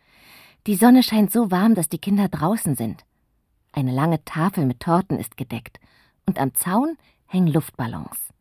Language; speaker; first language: German; native; German